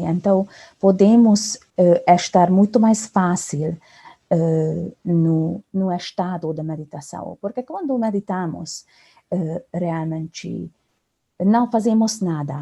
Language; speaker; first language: Portuguese; non-native, fluent; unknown